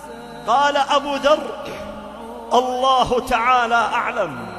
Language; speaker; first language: Arabic; native; Arabic